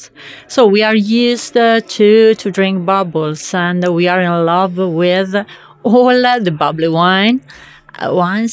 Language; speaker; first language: English; non-native, fluent; Italian